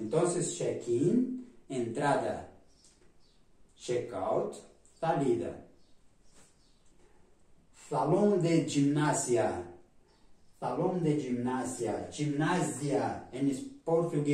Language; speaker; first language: Spanish; non-native, fluent; Portuguese